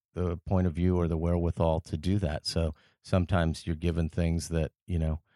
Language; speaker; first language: English; early bilingual, other home language; French